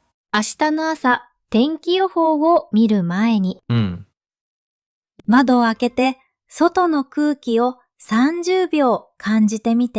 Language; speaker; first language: Japanese; non-native, fluent; Vietnamese